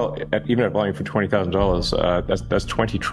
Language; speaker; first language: English; native; English